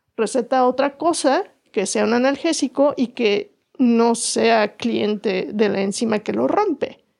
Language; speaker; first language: Spanish; native; Spanish